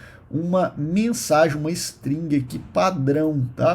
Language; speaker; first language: Portuguese; native; Portuguese